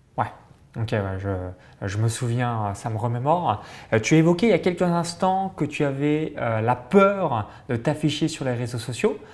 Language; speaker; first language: French; native; French